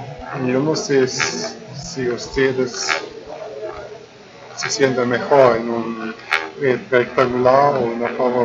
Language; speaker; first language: Spanish; non-native, fluent; German